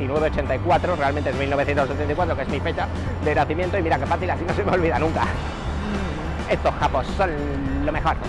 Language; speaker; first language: Spanish; native; Spanish